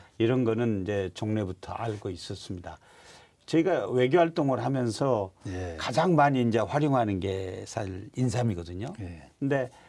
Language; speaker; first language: Korean; native; Korean